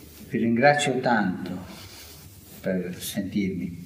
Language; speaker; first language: Italian; early bilingual, heritage; Spanish